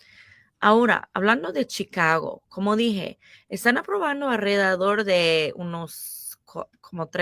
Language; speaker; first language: Spanish; non-native, fluent; English